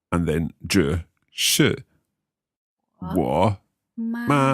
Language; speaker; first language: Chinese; non-native, learner; English